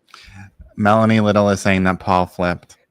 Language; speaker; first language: English; native; English